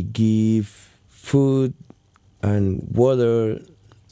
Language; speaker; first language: English; non-native, learner; Wolof